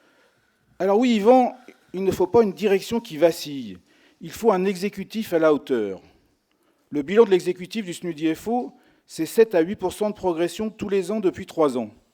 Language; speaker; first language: French; native; French